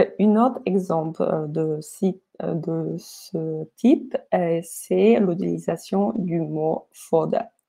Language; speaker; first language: French; non-native, fluent; Polish